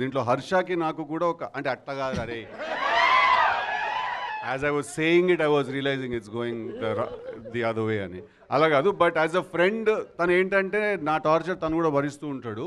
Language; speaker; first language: Telugu; native; Telugu